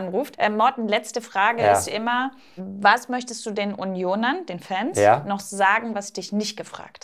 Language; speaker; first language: German; native; German